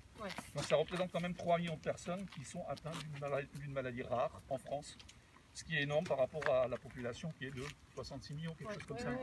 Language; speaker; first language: French; native; French